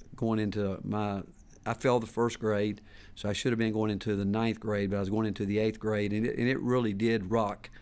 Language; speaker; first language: English; native; English